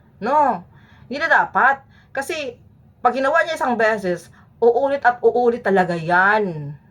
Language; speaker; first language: Filipino; native; Filipino